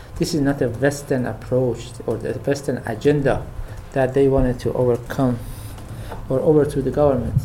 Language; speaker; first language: English; non-native, fluent; Persian